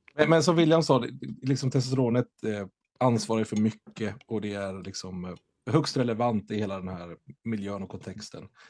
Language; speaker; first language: Swedish; native; Swedish